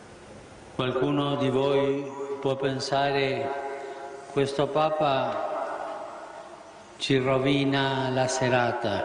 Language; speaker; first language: Italian; non-native, fluent; Spanish